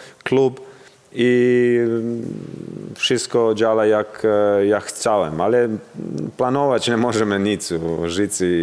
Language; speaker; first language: Polish; non-native, learner; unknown